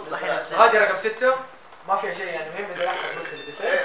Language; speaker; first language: Arabic; native; Arabic